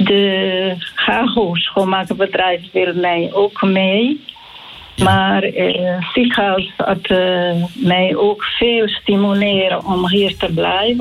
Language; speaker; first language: Dutch; non-native, learner; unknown